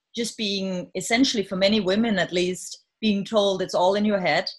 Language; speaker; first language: English; non-native, fluent; Danish